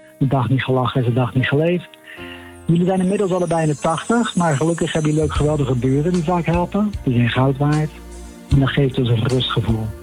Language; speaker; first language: Dutch; native; Dutch